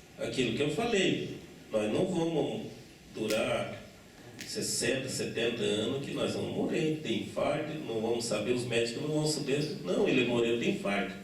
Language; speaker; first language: Portuguese; non-native, local second language; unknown